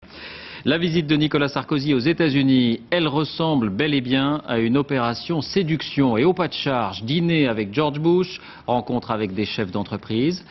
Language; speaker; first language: French; native; French